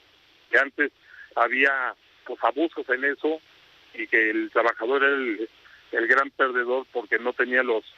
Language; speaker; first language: Spanish; native; Spanish